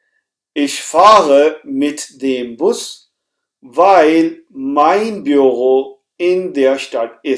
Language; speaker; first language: German; non-native, fluent; Hindi